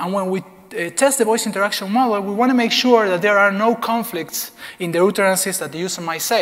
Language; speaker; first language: English; non-native, fluent; Spanish